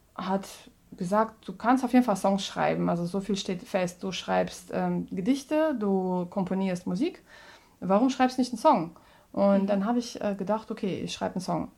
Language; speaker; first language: German; non-native, fluent; Russian